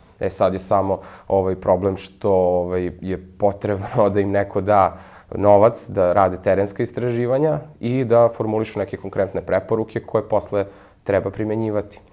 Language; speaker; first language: Serbian; native; Serbian